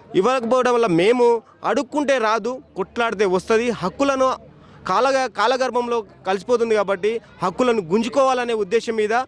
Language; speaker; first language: Telugu; non-native, local second language; Lambadi